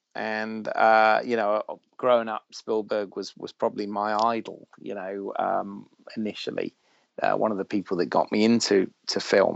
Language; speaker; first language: English; native; English